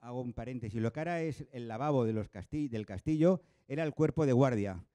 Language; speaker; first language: Spanish; non-native, local second language; Catalan